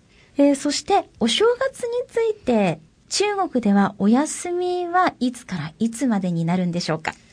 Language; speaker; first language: Japanese; native; Japanese